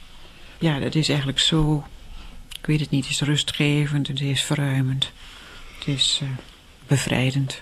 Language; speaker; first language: Dutch; native; Dutch